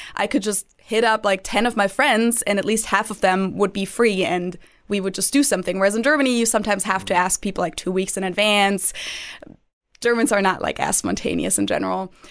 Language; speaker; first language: English; non-native, fluent; German